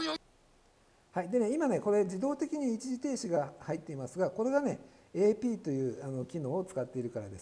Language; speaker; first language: Japanese; native; Japanese